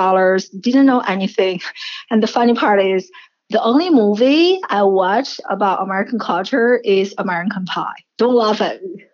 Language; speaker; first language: English; non-native, fluent; Chinese